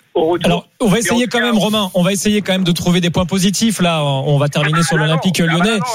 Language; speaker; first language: French; native; French